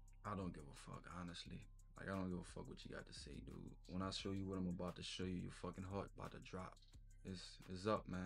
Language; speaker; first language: English; native; English